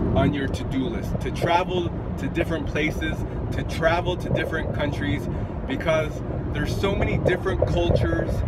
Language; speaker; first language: English; native; English